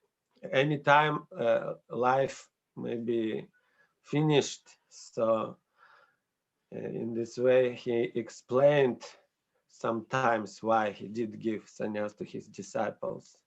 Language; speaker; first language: English; non-native, fluent; Russian